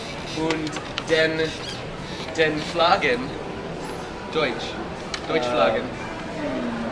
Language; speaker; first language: German; non-native, learner; English